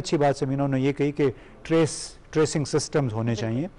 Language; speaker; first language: Urdu; native; Urdu